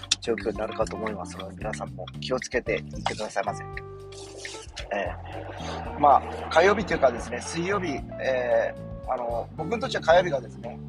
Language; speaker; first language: Japanese; native; Japanese